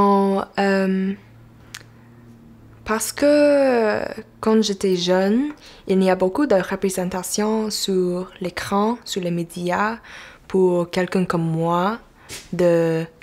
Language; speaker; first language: French; non-native, local second language; English